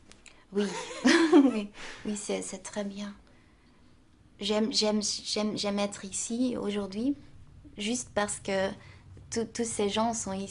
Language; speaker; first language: French; non-native, local second language; Dutch